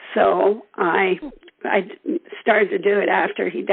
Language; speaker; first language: English; native; English